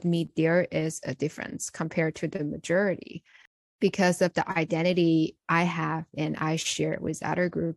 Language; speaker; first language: English; non-native, fluent; Chinese